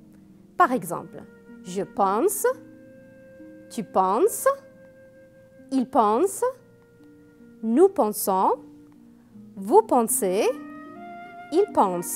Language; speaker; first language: French; non-native, fluent; Arabic